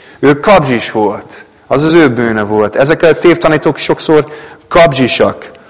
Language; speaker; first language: Hungarian; non-native, fluent; English